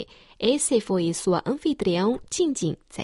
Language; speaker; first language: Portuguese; non-native, fluent; Chinese